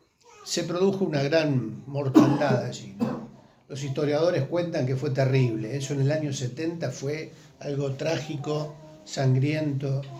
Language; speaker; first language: Spanish; native; Spanish